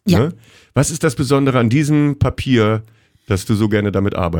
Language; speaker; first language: German; native; German